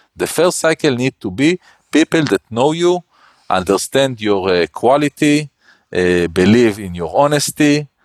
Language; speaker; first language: English; non-native, learner; Hebrew